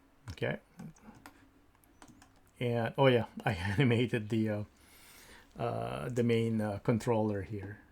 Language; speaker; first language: English; native; English